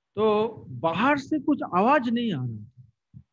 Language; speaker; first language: Hindi; non-native, local second language; Bangla